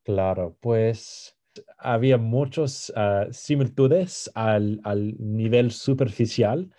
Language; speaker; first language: Spanish; non-native, fluent; English